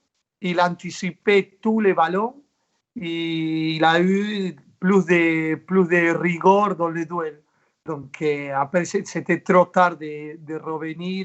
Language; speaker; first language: French; non-native, fluent; Spanish